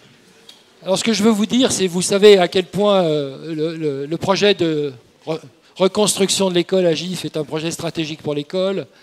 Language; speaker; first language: French; native; French